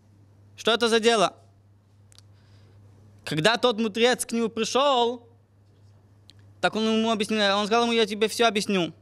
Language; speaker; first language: Russian; non-native, fluent; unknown